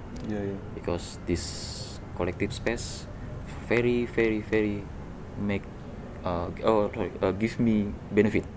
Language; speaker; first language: English; non-native, learner; Indonesian